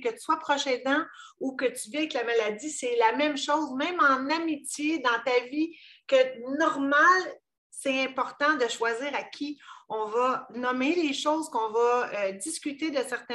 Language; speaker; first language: French; native; French